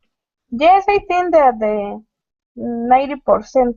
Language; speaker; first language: English; non-native, learner; Spanish